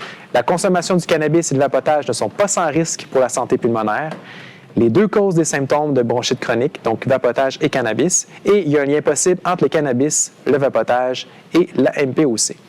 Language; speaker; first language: French; native; French